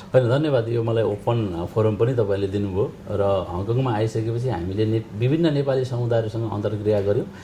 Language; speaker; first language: Nepali; native; Nepali